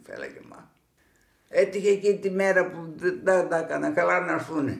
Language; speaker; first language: German; non-native, learner; Greek